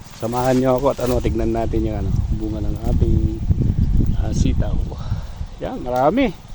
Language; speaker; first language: Filipino; non-native, local second language; Iloko